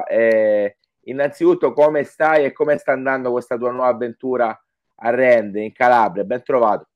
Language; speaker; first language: Italian; native; Italian